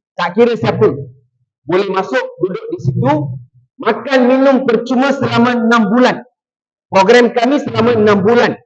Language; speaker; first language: Malay; non-native, local second language; Tamil